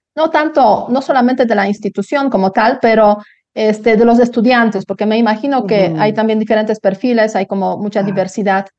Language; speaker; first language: Spanish; non-native, fluent; Polish